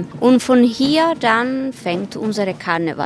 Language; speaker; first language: German; non-native, fluent; Italian